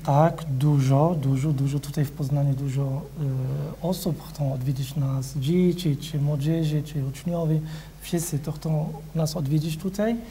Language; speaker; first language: Polish; non-native, learner; Arabic